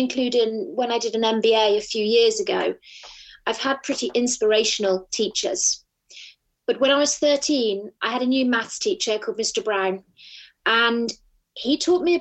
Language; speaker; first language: English; native; English